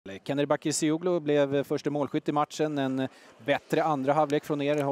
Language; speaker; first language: Swedish; native; Swedish